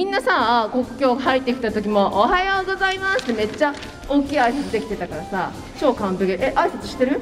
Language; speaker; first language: Japanese; native; Japanese